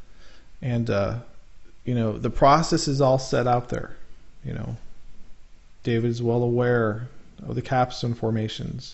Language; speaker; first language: English; native; English